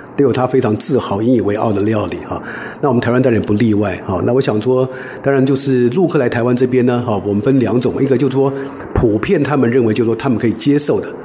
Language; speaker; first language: Chinese; native; Chinese